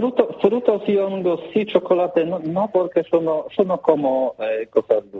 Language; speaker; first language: Spanish; non-native, learner; Polish